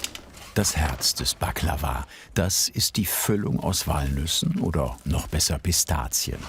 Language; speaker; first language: German; native; German